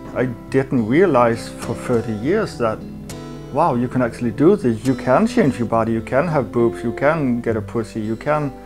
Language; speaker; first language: English; non-native, fluent; Danish